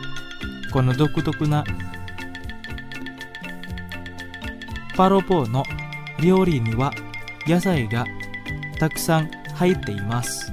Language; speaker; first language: Japanese; non-native, fluent; Indonesian